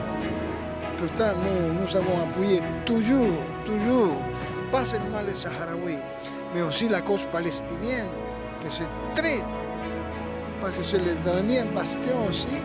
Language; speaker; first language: French; non-native, fluent; Spanish